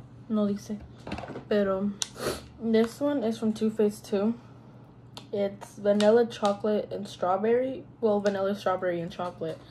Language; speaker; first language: English; early bilingual, other home language; Spanish